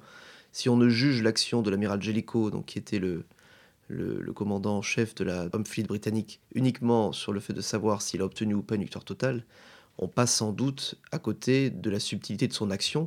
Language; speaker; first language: French; native; French